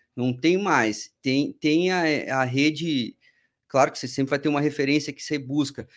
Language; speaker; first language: Portuguese; native; Portuguese